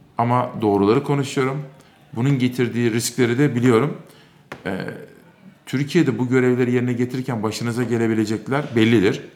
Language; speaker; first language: Turkish; native; Turkish